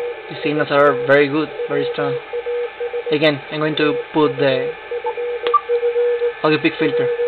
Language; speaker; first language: English; non-native, fluent; Spanish